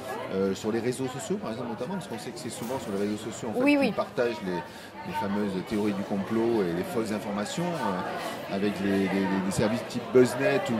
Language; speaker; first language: French; native; French